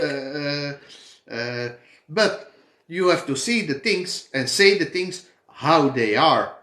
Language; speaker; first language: English; non-native, fluent; Dutch